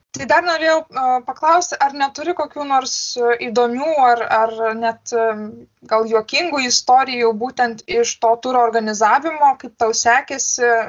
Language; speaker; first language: Lithuanian; native; Lithuanian